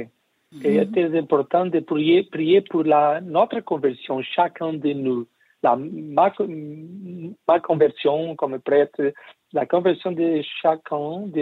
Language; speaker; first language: French; non-native, learner; Portuguese